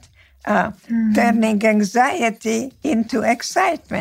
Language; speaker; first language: English; non-native, fluent; Hungarian